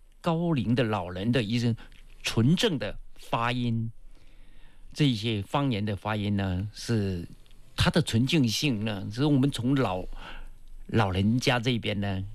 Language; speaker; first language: Chinese; non-native, local second language; Min Nan Chinese